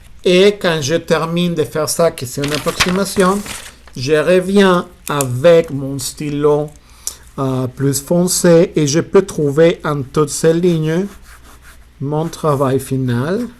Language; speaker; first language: French; non-native, fluent; Spanish